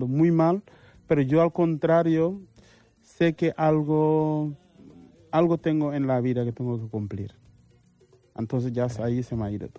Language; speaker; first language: Spanish; non-native, fluent; Wolof